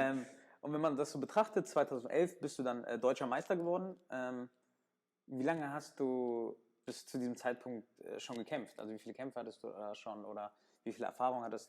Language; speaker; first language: German; native; German